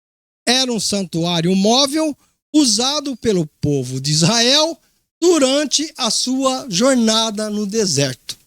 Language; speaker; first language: Portuguese; native; Portuguese